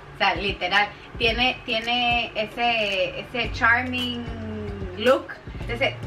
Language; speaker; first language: Spanish; native; Spanish